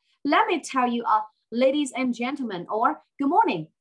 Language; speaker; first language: English; non-native, fluent; Vietnamese